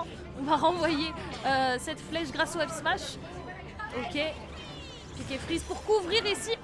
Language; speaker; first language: French; native; French